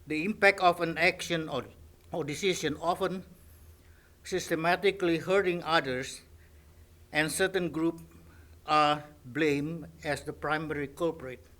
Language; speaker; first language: English; non-native, fluent; Indonesian